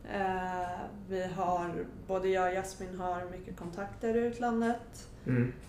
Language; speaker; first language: Swedish; native; Swedish